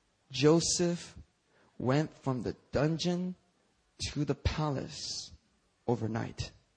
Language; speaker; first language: English; early bilingual, other home language; Korean